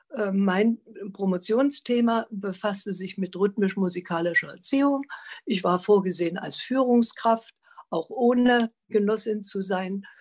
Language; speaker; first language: German; native; German